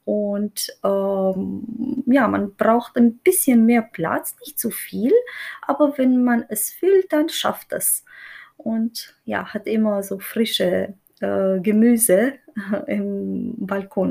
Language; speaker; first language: German; non-native, fluent; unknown